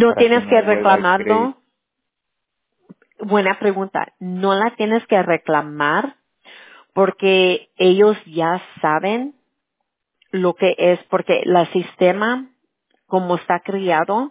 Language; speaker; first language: Spanish; early bilingual, heritage; Spanish